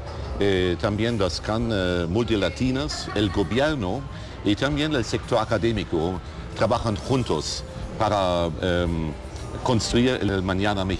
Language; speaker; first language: Spanish; non-native, learner; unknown